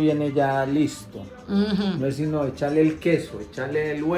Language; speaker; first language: Spanish; native; Spanish